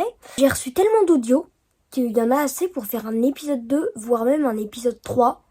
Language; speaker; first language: French; native; French